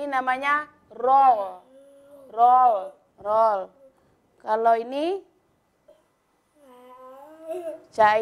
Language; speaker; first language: Indonesian; native; Indonesian